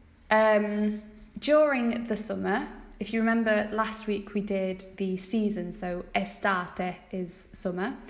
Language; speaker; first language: English; native; English